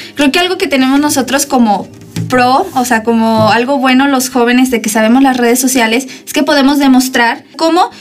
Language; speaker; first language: Spanish; native; Spanish